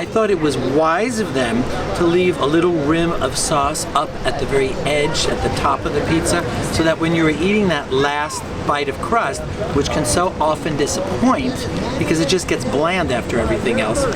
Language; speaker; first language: English; native; English